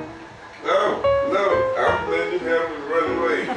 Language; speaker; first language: English; native; English